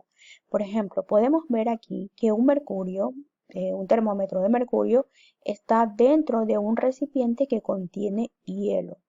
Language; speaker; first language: Spanish; native; Spanish